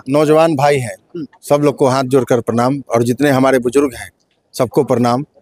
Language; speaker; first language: Hindi; native; Hindi